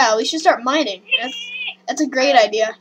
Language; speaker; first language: English; native; English